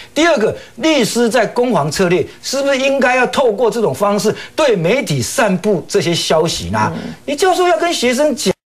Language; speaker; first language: Chinese; native; Chinese